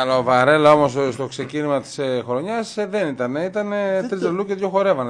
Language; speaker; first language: Greek; native; Greek